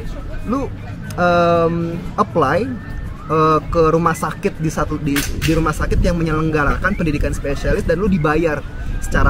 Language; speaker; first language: Indonesian; native; Indonesian